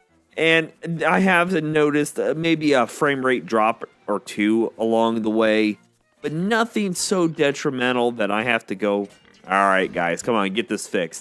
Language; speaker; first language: English; native; English